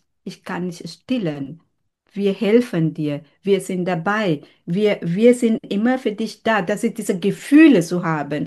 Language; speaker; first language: German; non-native, learner; Sinhala